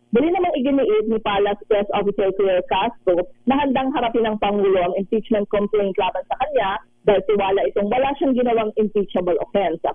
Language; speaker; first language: Filipino; native; Filipino